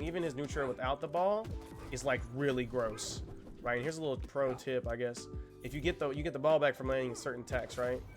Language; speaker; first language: English; native; English